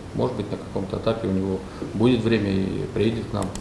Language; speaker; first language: Russian; non-native, local second language; Romanian